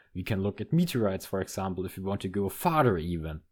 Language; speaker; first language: English; non-native, fluent; German